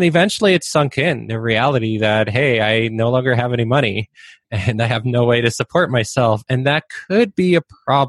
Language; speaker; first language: English; non-native, fluent; Polish